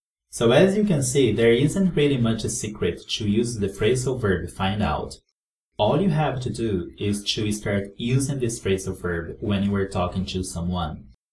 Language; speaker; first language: English; non-native, fluent; Portuguese